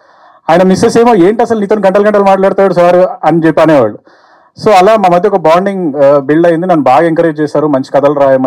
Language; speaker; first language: Telugu; native; Telugu